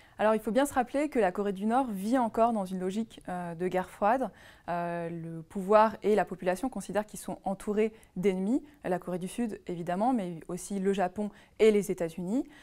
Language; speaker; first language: French; native; French